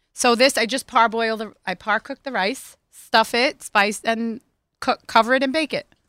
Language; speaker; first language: English; native; English